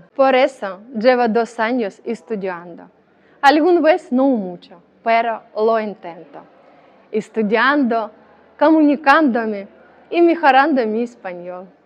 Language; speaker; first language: Spanish; non-native, learner; Russian